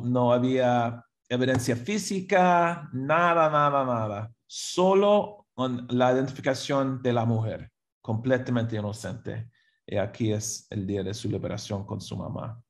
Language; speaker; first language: Spanish; non-native, fluent; English